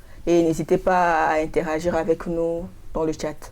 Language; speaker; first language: French; non-native, local second language; Ewe